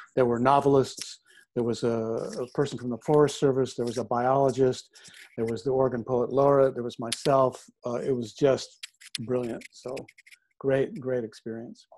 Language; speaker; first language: English; native; English